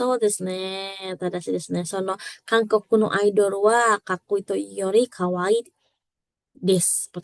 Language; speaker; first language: Japanese; non-native, fluent; Indonesian